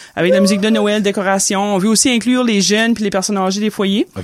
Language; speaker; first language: French; native; French